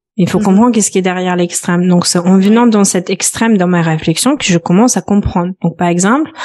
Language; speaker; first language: French; non-native, fluent; Russian